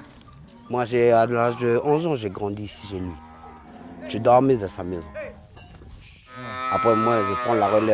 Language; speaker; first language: French; non-native, local second language; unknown